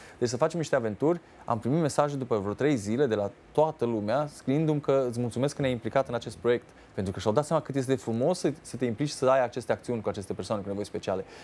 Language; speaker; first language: Romanian; native; Romanian